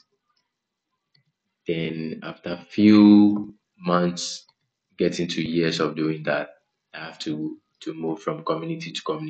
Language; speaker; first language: English; non-native, local second language; Ewe